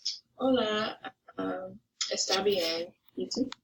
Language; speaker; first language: Spanish; non-native, learner; English